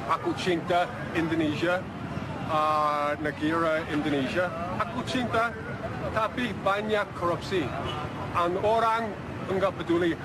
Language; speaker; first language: Indonesian; non-native, learner; English